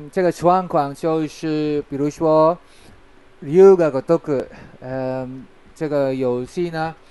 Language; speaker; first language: Chinese; non-native, fluent; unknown